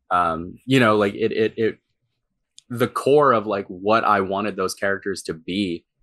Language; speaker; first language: English; native; English